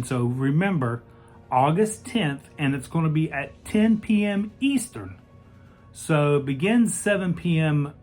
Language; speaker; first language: English; native; English